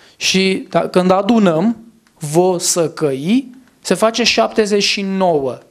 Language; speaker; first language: Romanian; non-native, fluent; Armenian